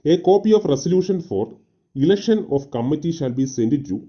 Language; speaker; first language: English; non-native, local second language; Malayalam